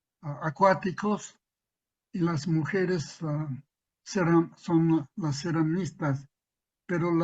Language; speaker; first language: Spanish; non-native, fluent; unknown